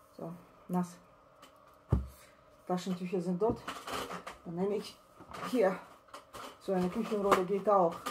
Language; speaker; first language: German; non-native, learner; Russian